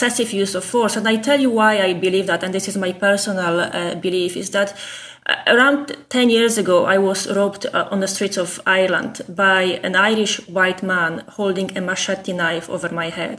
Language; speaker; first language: English; non-native, fluent; Polish